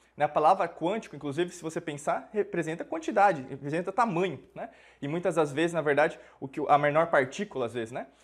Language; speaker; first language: Portuguese; native; Portuguese